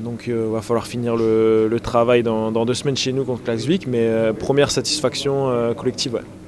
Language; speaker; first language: French; native; French